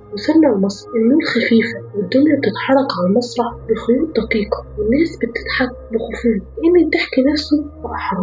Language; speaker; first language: Arabic; native; Arabic